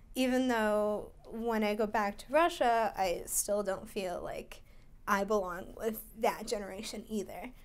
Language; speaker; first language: English; early bilingual, other home language; Russian